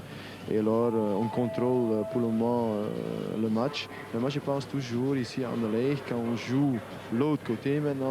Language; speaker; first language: French; non-native, local second language; Dutch